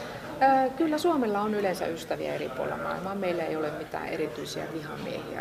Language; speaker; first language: Finnish; native; Finnish